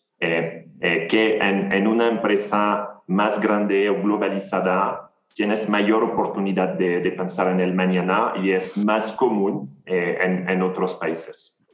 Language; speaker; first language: Spanish; non-native, fluent; French